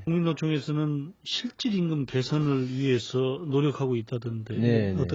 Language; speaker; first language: Korean; native; Korean